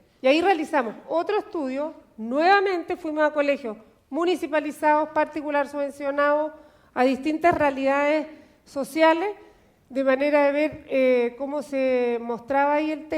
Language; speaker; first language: Spanish; native; Spanish